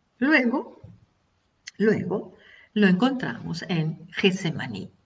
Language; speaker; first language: Spanish; non-native, fluent; Italian